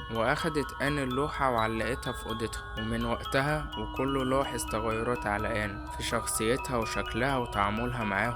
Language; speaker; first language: Arabic; native; Arabic